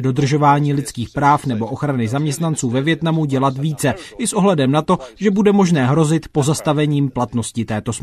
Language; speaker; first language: Czech; native; Czech